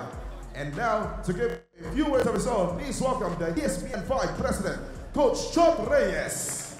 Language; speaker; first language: English; non-native, local second language; Filipino